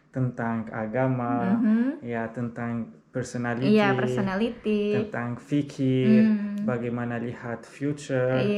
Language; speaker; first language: Indonesian; non-native, learner; Arabic